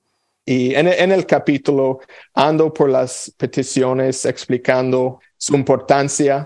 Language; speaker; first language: Spanish; non-native, fluent; English